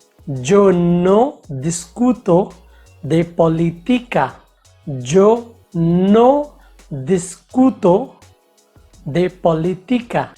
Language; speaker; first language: Spanish; non-native, fluent; Hindi